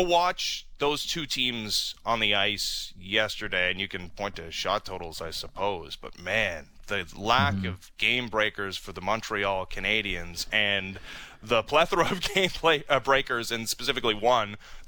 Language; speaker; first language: English; native; English